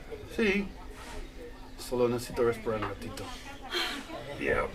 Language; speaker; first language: Spanish; non-native, learner; English